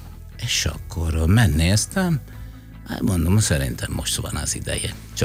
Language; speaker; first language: Hungarian; non-native, fluent; Italian